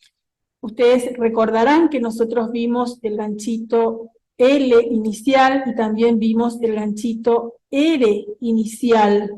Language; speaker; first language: Spanish; native; Spanish